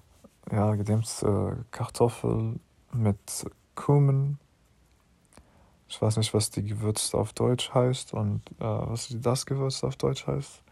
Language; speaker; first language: German; non-native, learner; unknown